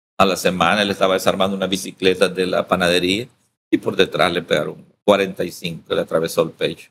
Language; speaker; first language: Spanish; native; Spanish